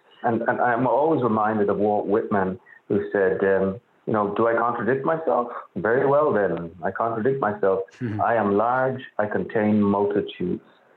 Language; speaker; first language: English; native; English